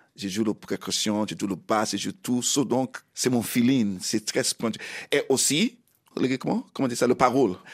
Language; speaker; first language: French; non-native, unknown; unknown